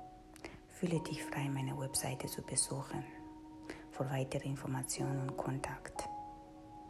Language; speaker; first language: German; non-native, fluent; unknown